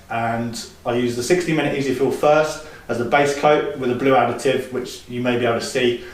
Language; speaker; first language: English; native; English